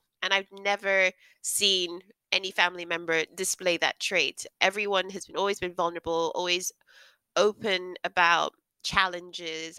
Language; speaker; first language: English; non-native, local second language; Yoruba